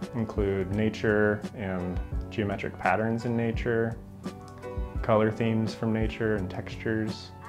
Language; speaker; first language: English; native; English